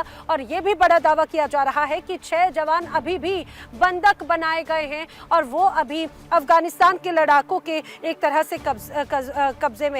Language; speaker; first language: Hindi; native; Hindi